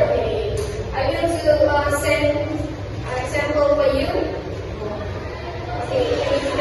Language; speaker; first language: English; non-native, learner; Indonesian